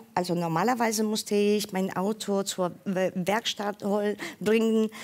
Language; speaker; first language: German; non-native, fluent; Ukrainian